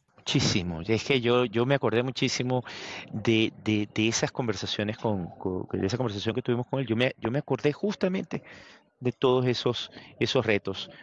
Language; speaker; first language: Spanish; native; Spanish